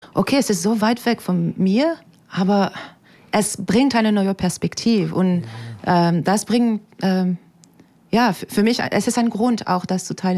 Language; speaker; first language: German; non-native, fluent; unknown